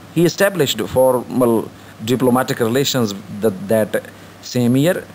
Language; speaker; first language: English; non-native, local second language; Urdu